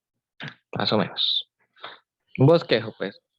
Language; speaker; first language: Spanish; native; Spanish